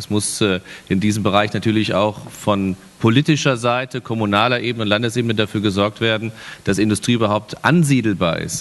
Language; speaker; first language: German; native; German